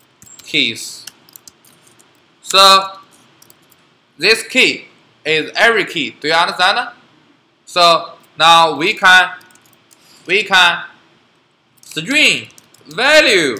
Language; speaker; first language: English; non-native, learner; Chinese